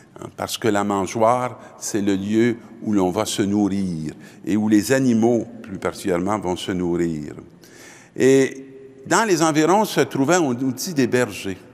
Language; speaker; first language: French; native; French